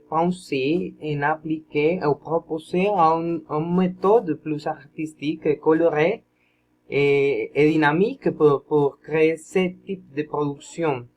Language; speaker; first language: French; non-native, learner; Spanish